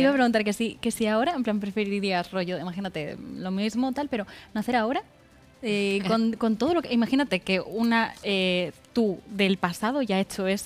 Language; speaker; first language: Spanish; native; Spanish